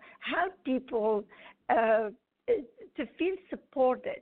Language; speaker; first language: English; non-native, fluent; Arabic